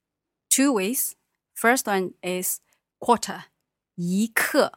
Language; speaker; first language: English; non-native, fluent; Chinese